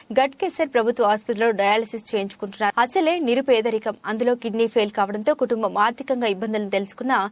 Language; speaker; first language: Telugu; native; Telugu